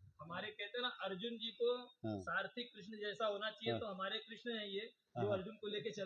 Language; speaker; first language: Hindi; native; Hindi